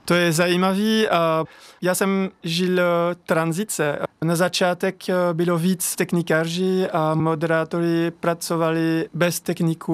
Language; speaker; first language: Czech; non-native, learner; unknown